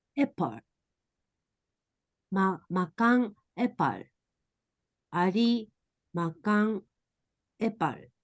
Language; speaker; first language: English; non-native, learner; Japanese